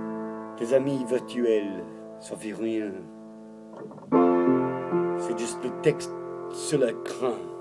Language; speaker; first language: French; non-native, learner; English